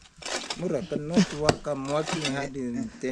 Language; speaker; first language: English; non-native, learner; Swahili